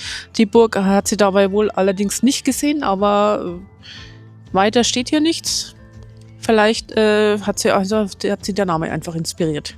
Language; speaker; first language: German; native; German